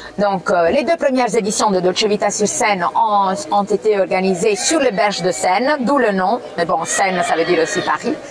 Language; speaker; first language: French; non-native, fluent; Italian